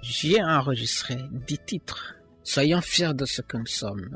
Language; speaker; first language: French; non-native, local second language; Rundi